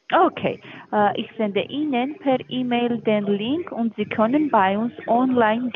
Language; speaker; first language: German; non-native, learner; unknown